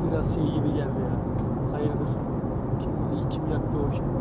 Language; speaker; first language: Turkish; native; Turkish